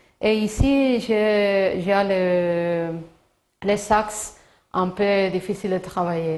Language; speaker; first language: French; non-native, learner; Spanish